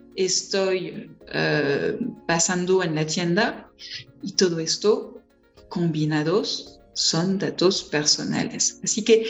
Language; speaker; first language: Spanish; non-native, fluent; French